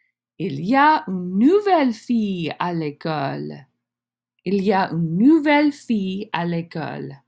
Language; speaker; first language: French; non-native, fluent; English